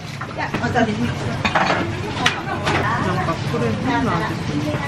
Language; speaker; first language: Japanese; non-native, fluent; Korean